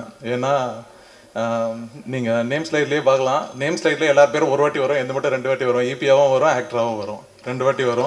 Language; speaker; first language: Tamil; native; Tamil